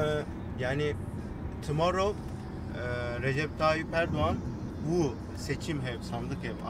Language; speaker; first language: Turkish; non-native, learner; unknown